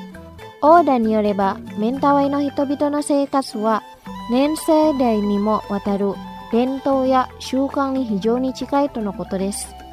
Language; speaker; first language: Japanese; non-native, fluent; Indonesian